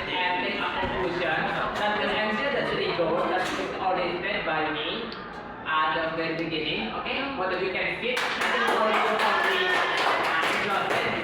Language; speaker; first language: English; non-native, learner; Indonesian